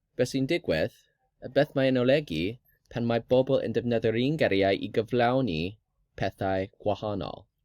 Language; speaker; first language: Welsh; non-native, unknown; English